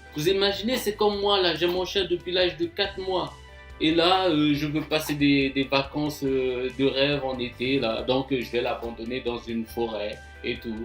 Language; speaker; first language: French; non-native, fluent; Japanese